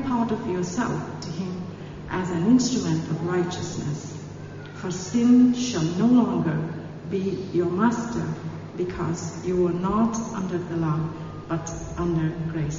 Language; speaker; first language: English; non-native, local second language; Telugu